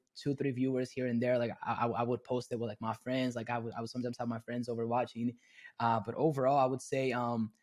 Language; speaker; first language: English; early bilingual, other home language; Spanish